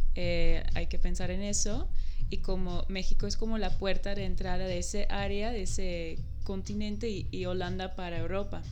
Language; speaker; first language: Spanish; non-native, fluent; Dutch